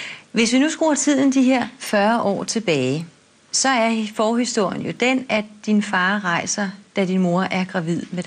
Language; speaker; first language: Danish; native; Danish